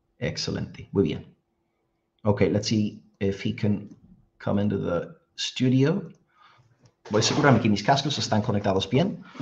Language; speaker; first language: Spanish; non-native, fluent; English